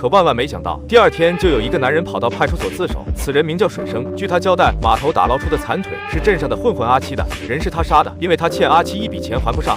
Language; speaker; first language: Chinese; native; Chinese